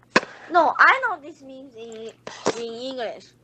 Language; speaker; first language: English; non-native, learner; Chinese